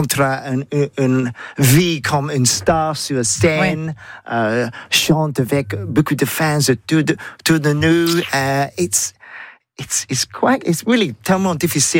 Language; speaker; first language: French; non-native, learner; English